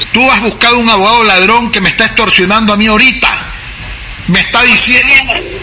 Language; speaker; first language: Spanish; native; Spanish